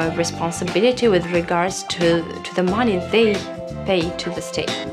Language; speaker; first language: English; non-native, fluent; Romanian